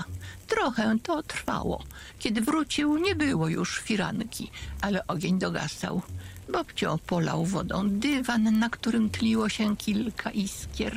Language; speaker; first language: Polish; native; Polish